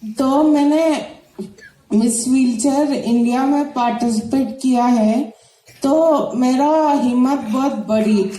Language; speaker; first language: Hindi; non-native, local second language; Telugu